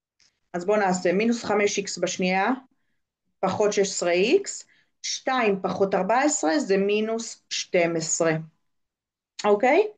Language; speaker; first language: Hebrew; native; Hebrew